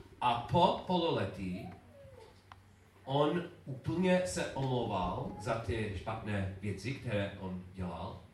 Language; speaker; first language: Czech; non-native, learner; English